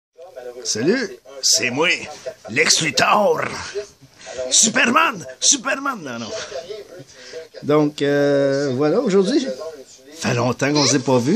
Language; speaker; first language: French; native; French